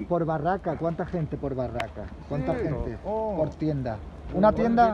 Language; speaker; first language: Spanish; native; Spanish